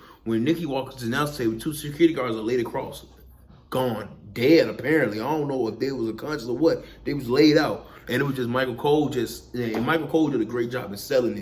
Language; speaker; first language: English; native; English